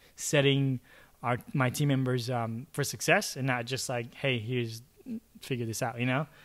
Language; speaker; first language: English; early bilingual, other home language; Chavacano